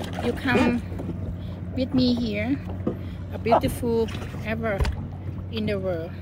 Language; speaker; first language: English; non-native, learner; Thai